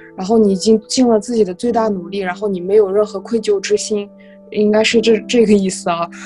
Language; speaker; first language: Chinese; non-native, local second language; Kazakh